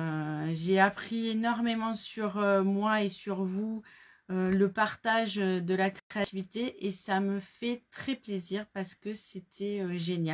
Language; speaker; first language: French; native; French